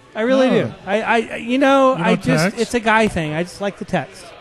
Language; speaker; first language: English; native; English